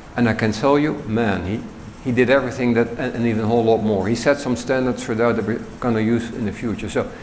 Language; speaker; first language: English; non-native, fluent; Dutch